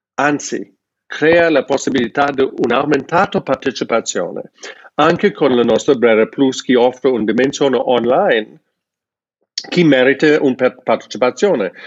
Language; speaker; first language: Italian; non-native, fluent; English